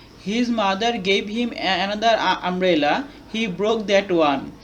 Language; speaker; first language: English; non-native, learner; Bangla